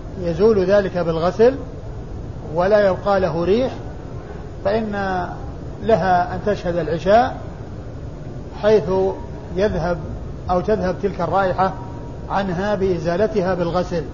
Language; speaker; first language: Arabic; native; Arabic